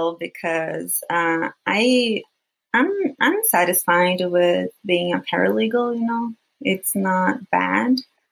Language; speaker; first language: English; non-native, fluent; Portuguese